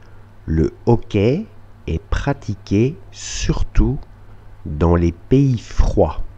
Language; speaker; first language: French; non-native, fluent; Russian